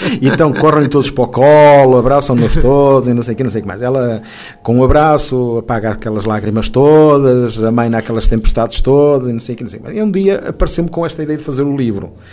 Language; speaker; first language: Portuguese; native; Portuguese